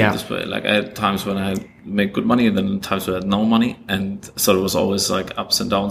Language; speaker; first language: English; non-native, fluent; German